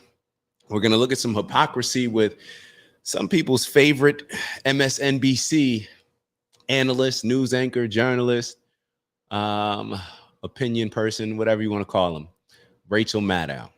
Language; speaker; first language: English; native; English